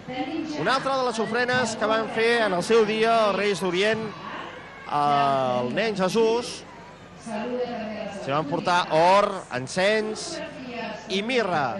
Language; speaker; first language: Catalan; native; Catalan